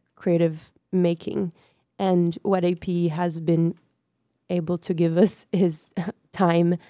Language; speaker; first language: English; non-native, fluent; Portuguese